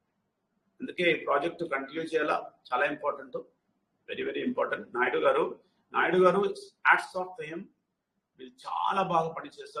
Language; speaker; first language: Telugu; non-native, local second language; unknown